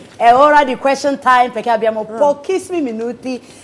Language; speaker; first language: Italian; non-native, fluent; Akan